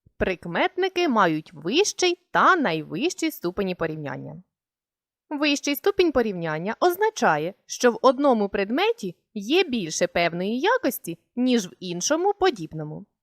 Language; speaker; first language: Ukrainian; native; Ukrainian